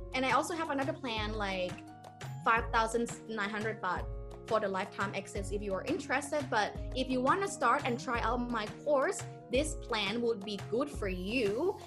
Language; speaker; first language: English; non-native, fluent; Thai